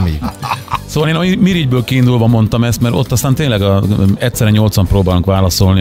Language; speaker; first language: Hungarian; native; Hungarian